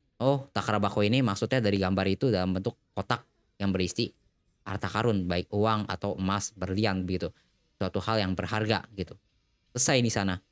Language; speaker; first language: Indonesian; native; Indonesian